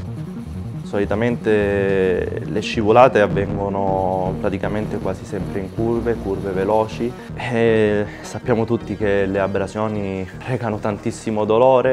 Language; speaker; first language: Italian; native; Italian